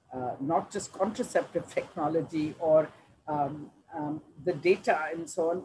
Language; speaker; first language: English; non-native, local second language; Punjabi